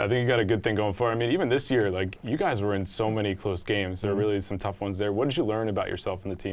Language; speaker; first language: English; native; English